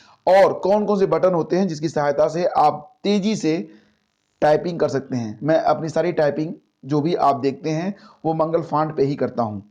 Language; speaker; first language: Hindi; native; Hindi